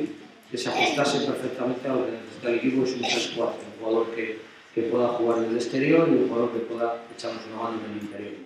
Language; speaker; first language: Spanish; native; Spanish